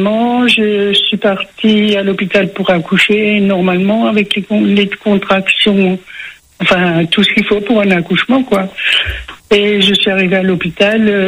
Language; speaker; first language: French; native; French